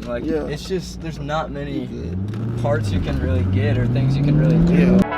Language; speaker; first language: English; native; English